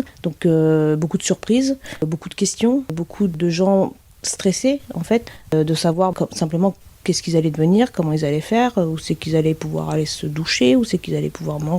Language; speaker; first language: French; native; French